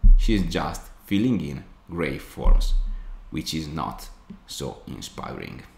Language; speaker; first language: English; non-native, fluent; Italian